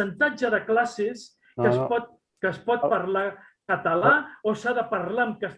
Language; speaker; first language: Catalan; non-native, local second language; Spanish